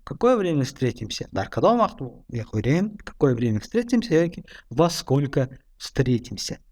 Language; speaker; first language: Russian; non-native, fluent; Tajik